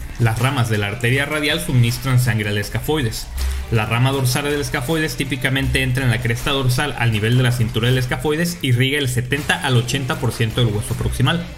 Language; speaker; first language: Spanish; native; Spanish